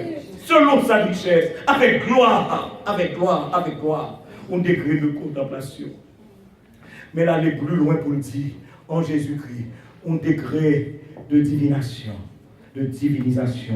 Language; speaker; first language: French; non-native, local second language; Haitian Creole